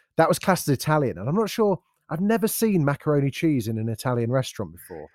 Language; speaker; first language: English; native; English